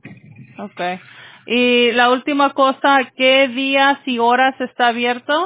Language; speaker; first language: Spanish; early bilingual, heritage; Spanish